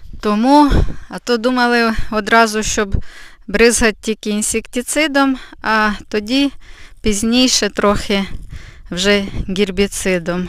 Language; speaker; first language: Ukrainian; native; Ukrainian